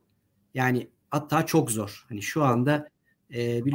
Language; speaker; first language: Turkish; native; Turkish